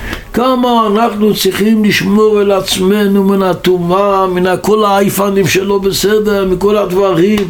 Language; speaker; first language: Hebrew; non-native, local second language; Yiddish